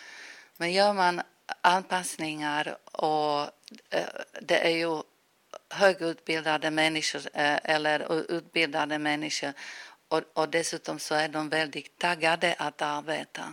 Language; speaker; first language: Swedish; non-native, fluent; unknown